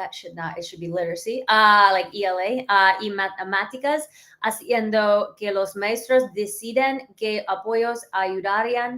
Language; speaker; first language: Spanish; early bilingual, heritage; English